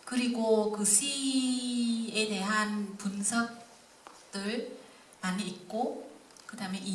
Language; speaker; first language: Korean; non-native, fluent; Vietnamese